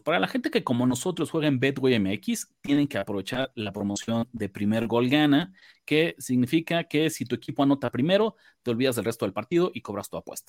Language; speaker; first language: Spanish; native; Spanish